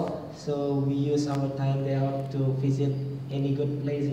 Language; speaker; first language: English; non-native, learner; Indonesian